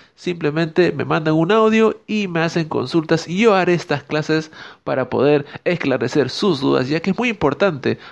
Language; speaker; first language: Spanish; native; Spanish